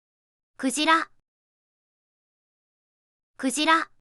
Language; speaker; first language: Japanese; native; Japanese